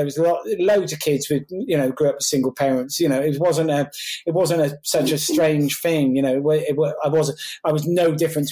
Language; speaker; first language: English; native; English